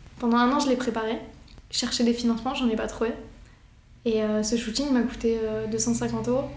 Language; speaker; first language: French; early bilingual, other home language; Arabic